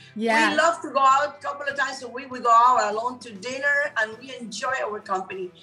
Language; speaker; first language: English; non-native, fluent; Spanish